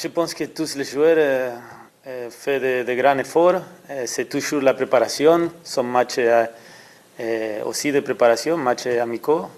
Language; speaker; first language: French; non-native, learner; Spanish